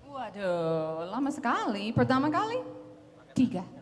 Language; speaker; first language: Indonesian; non-native, fluent; English